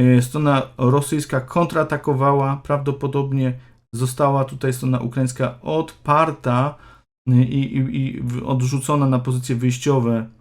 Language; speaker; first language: Polish; native; Polish